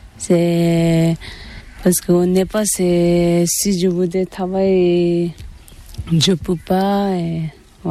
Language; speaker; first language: French; non-native, learner; Tibetan